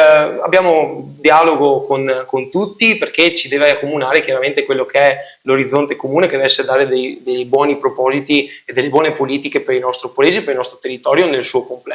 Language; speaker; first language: Italian; native; Italian